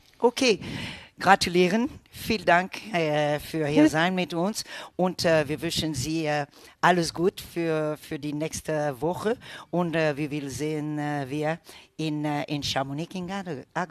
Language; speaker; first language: German; non-native, learner; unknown